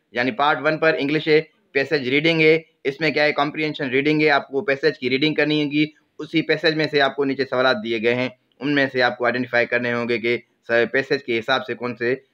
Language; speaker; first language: Urdu; non-native, local second language; Sindhi